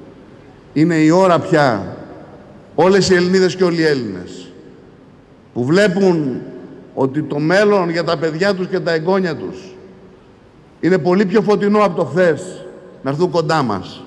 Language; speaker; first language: Greek; native; Greek